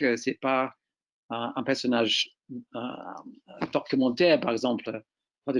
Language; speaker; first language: French; non-native, fluent; English